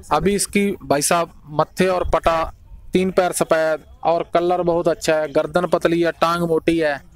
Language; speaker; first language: Hindi; native; Hindi